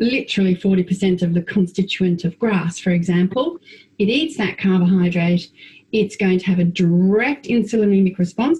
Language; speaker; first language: English; native; English